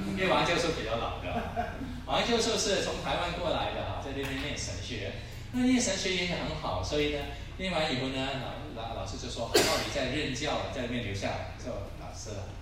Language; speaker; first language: Chinese; non-native, local second language; Cantonese